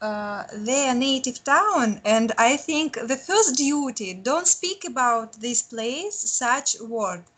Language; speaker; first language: English; non-native, learner; Russian